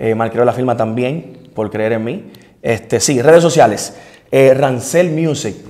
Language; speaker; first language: Spanish; native; Spanish